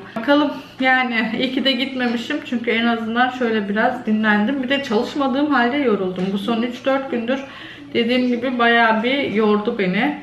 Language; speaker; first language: Turkish; early bilingual, other home language; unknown